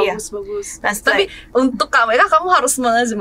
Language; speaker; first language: Indonesian; non-native, fluent; Korean